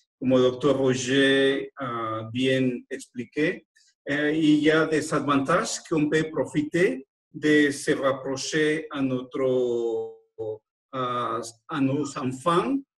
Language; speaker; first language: French; non-native, fluent; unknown